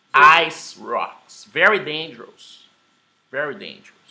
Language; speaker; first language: English; non-native, fluent; Portuguese